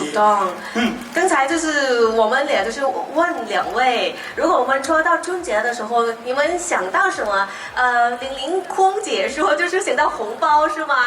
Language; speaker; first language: Chinese; non-native, fluent; Thai